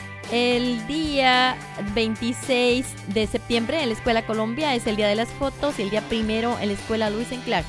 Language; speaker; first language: Spanish; native; Spanish